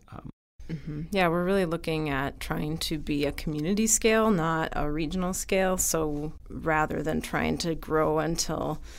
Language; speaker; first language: English; native; English